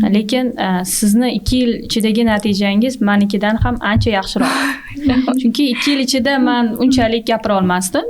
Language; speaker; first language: Uzbek; native; Uzbek